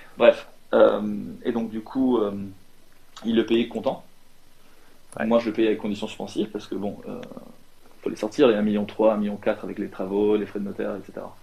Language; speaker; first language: French; non-native, local second language; Arabic